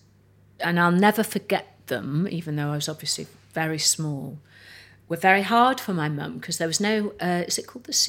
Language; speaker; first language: English; native; English